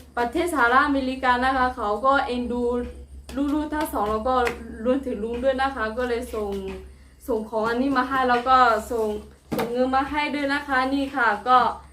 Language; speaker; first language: Thai; non-native, local second language; Akha